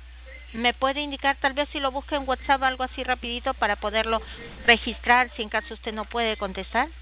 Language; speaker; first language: Spanish; native; Spanish